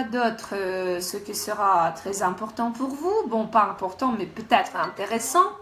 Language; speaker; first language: French; non-native, fluent; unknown